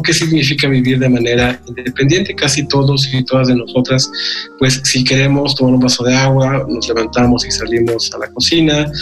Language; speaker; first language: Spanish; native; Spanish